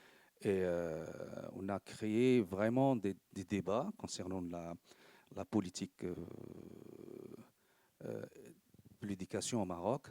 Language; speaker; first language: French; non-native, local second language; Arabic